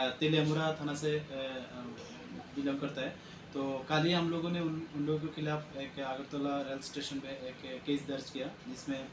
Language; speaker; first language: Hindi; non-native, local second language; Bangla